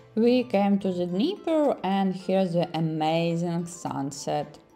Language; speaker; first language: English; non-native, learner; Ukrainian